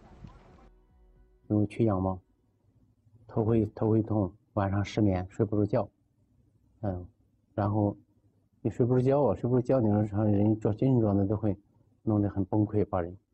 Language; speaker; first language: Chinese; native; Chinese